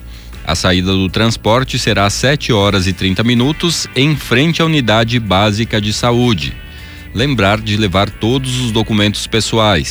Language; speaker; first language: Portuguese; native; Portuguese